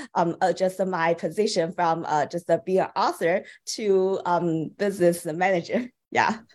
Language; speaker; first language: English; non-native, fluent; Chinese